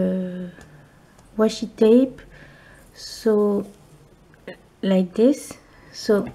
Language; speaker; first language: English; non-native, learner; French